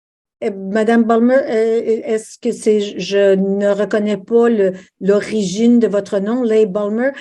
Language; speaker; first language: French; native; French